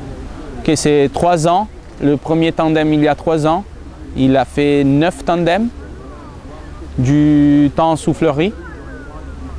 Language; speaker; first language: French; non-native, fluent; Italian